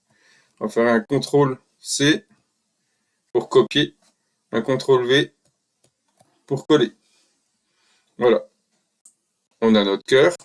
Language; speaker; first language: French; native; French